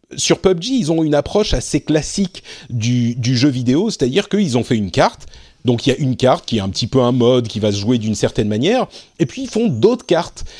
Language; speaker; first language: French; native; French